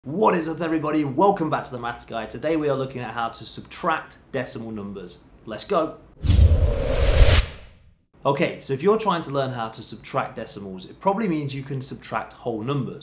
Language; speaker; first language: English; native; English